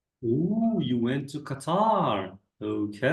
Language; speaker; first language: English; non-native, fluent; Kazakh